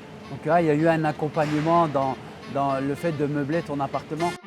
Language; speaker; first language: French; native; French